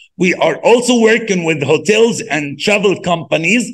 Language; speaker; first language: English; non-native, fluent; Arabic